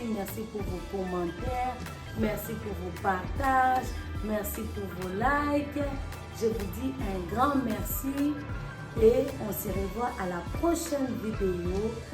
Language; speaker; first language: French; non-native, local second language; Lingala